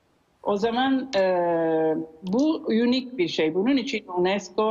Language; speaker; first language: Turkish; non-native, learner; Italian